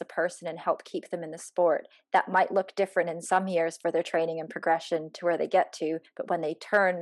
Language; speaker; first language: English; native; English